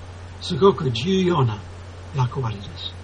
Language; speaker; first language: Japanese; non-native, fluent; English